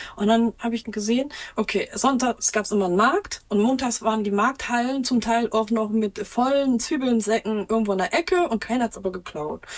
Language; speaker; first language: German; early bilingual, other home language; Turkish